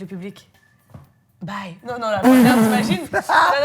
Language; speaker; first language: French; native; French